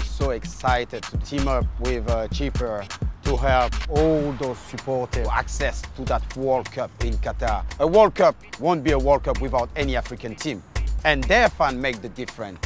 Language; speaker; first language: English; non-native, fluent; French